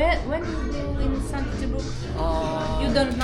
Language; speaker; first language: English; non-native, learner; Russian